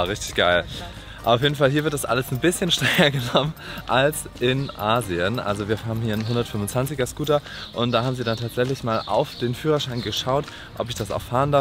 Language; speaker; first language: German; native; German